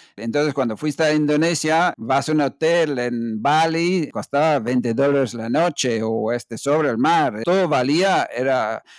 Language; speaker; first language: Spanish; non-native, fluent; English